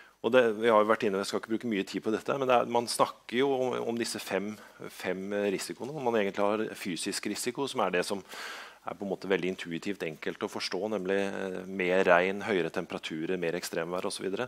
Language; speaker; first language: Norwegian; native; Norwegian